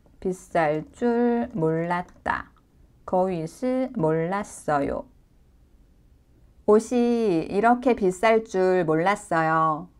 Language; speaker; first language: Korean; non-native, fluent; Chinese